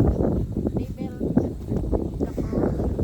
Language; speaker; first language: English; non-native, learner; Filipino